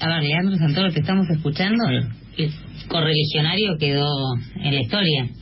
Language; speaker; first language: Spanish; native; Spanish